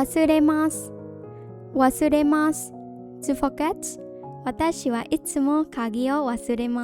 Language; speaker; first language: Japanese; non-native, fluent; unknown